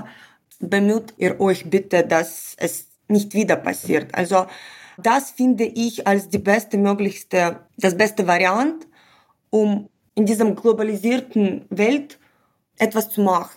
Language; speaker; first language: German; non-native, fluent; Ukrainian